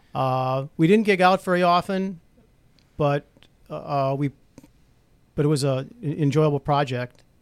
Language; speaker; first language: English; native; English